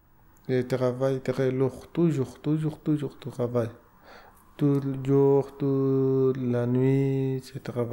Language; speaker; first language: French; non-native, learner; Arabic